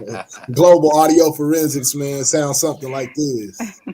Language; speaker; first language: English; native; English